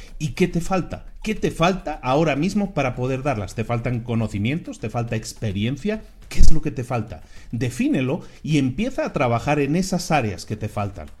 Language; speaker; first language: Spanish; native; Spanish